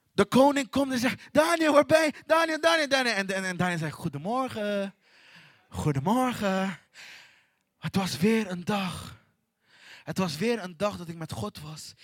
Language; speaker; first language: Dutch; non-native, fluent; Portuguese